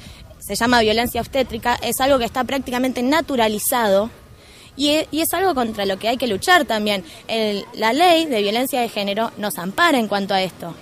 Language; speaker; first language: Spanish; native; Spanish